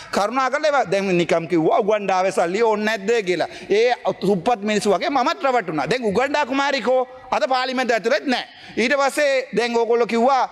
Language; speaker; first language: Sinhala; non-native, local second language; Tamil